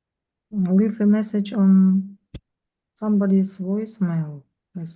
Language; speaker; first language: English; non-native, learner; Russian